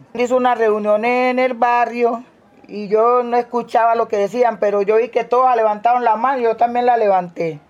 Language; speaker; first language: Spanish; native; Spanish